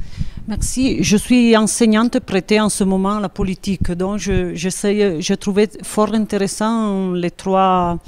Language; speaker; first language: French; non-native, local second language; Italian